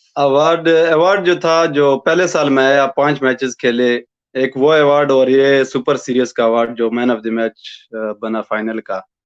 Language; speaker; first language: Urdu; non-native, local second language; Pashto